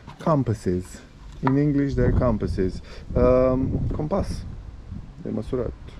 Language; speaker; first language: English; non-native, fluent; Romanian